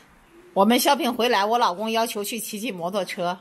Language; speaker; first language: Chinese; native; Chinese